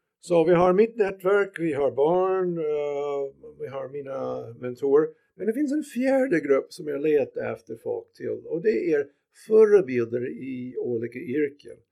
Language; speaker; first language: Swedish; non-native, fluent; English